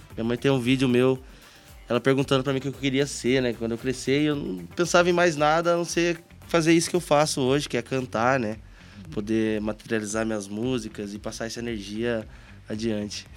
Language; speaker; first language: Portuguese; native; Portuguese